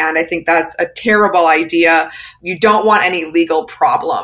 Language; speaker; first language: English; native; English